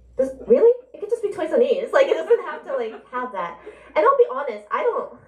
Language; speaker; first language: English; native; English